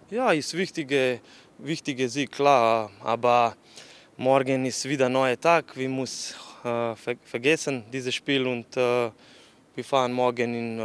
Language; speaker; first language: German; non-native, learner; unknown